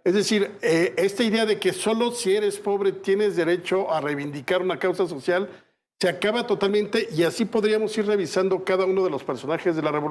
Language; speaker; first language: Spanish; native; Spanish